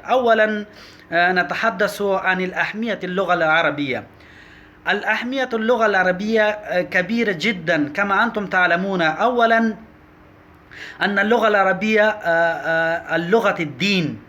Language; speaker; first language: Arabic; non-native, learner; Pashto